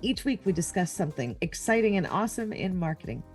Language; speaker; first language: English; native; English